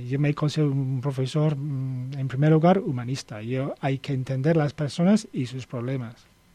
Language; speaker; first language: Spanish; non-native, fluent; English